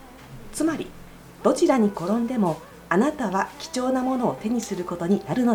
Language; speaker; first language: Japanese; native; Japanese